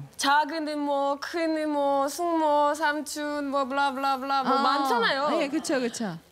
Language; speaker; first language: Korean; non-native, fluent; Russian